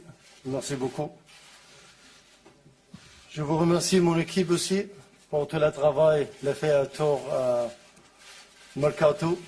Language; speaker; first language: French; non-native, learner; Arabic